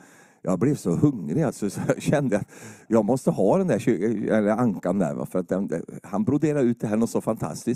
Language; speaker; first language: Swedish; native; Swedish